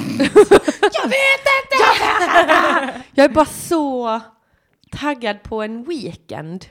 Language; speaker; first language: Swedish; early bilingual, other home language; English